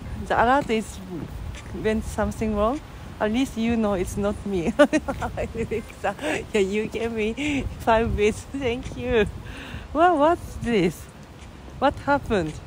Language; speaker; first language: English; non-native, fluent; Japanese